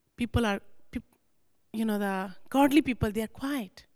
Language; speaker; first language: English; non-native, local second language; Punjabi